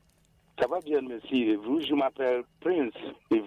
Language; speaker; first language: French; non-native, learner; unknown